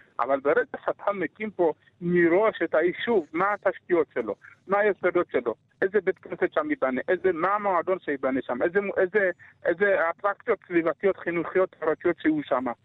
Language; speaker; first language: Hebrew; early bilingual, other home language; Amharic